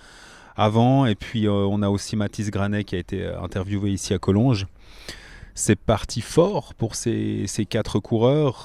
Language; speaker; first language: French; native; French